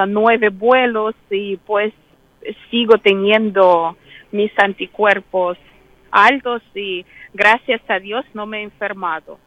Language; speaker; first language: Spanish; non-native, fluent; Russian